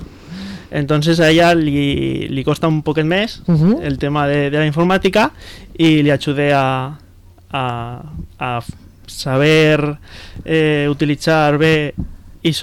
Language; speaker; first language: Catalan; native; Catalan